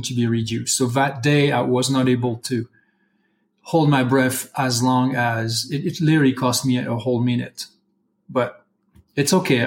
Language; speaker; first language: English; non-native, fluent; French